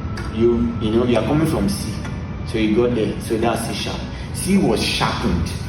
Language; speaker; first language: English; non-native, local second language; Yoruba